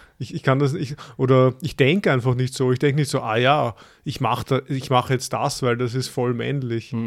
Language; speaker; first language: German; native; German